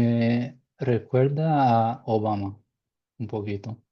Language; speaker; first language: Spanish; non-native, learner; English